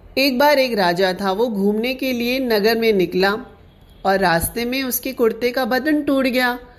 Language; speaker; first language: Hindi; non-native, local second language; Sindhi